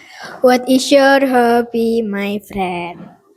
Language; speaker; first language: English; non-native, learner; Indonesian